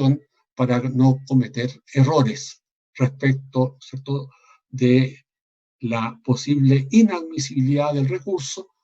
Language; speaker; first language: Spanish; native; Spanish